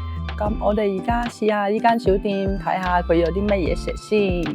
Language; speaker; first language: Chinese; non-native, local second language; Hakka Chinese